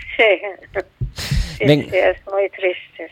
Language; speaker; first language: Spanish; non-native, fluent; Arabic